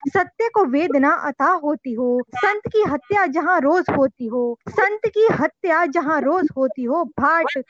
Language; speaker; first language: Hindi; native; Hindi